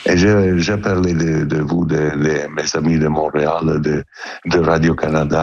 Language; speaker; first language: French; non-native, learner; Italian